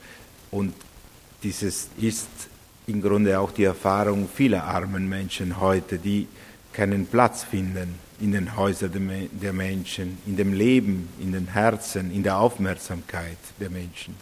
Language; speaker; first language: German; non-native, fluent; Italian